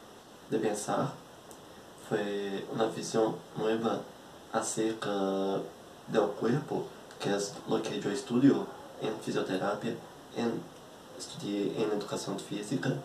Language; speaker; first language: Spanish; non-native, learner; Portuguese